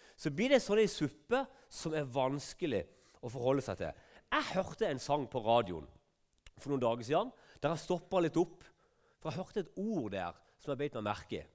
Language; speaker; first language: Norwegian; native; Norwegian